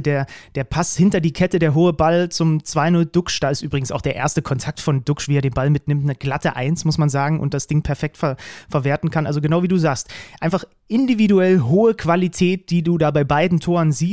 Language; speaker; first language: German; native; German